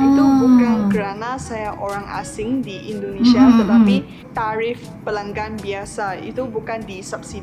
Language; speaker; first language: Indonesian; non-native, fluent; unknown